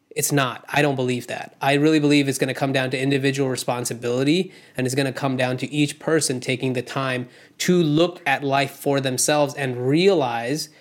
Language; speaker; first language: English; non-native, local second language; Hindi